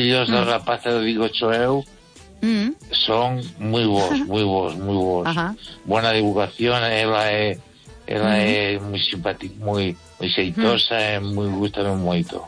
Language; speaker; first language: Galician; non-native, learner; Spanish